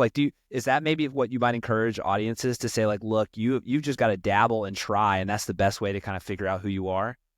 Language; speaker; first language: English; native; English